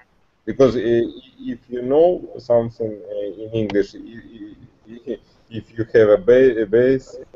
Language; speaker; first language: English; non-native, learner; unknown